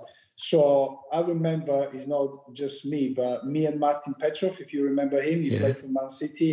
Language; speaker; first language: English; non-native, fluent; Bulgarian